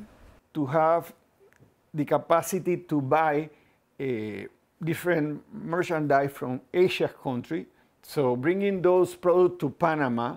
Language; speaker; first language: English; non-native, fluent; Spanish